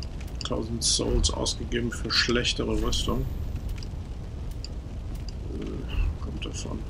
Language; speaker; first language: German; native; German